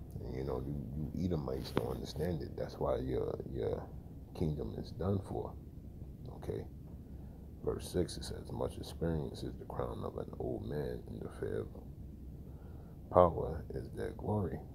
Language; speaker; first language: English; native; English